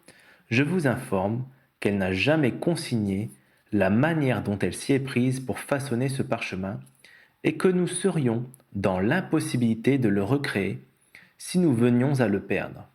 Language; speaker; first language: French; native; French